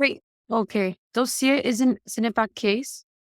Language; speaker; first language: French; non-native, learner; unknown